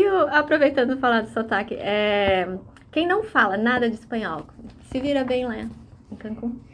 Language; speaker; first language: Portuguese; native; Portuguese